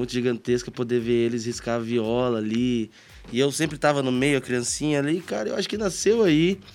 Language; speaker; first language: Portuguese; native; Portuguese